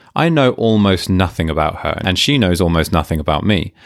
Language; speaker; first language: English; native; English